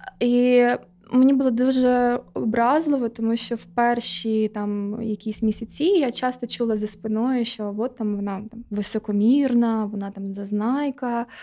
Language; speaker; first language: Ukrainian; non-native, local second language; Russian